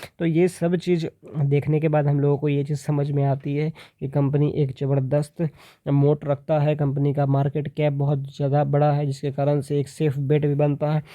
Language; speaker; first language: Hindi; native; Hindi